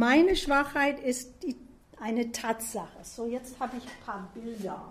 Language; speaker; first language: German; non-native, fluent; English